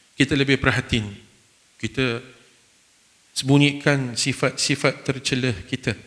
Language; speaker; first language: Malay; non-native, fluent; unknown